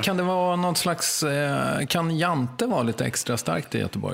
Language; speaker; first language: Swedish; native; Swedish